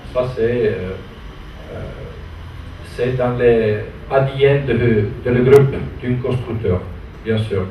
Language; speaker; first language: French; non-native, fluent; Italian